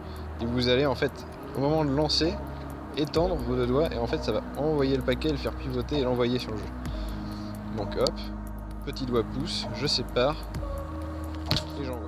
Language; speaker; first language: French; native; French